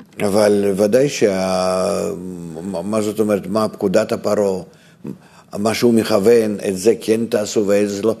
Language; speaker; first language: Hebrew; non-native, fluent; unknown